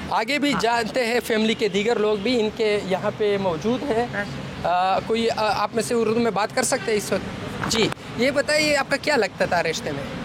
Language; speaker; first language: Urdu; non-native, local second language; Pashto